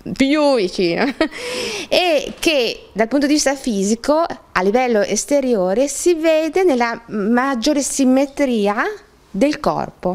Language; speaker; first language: Italian; native; Italian